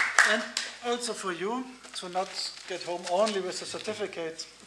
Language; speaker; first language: English; non-native, fluent; German